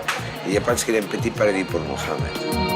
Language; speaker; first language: French; non-native, fluent; Spanish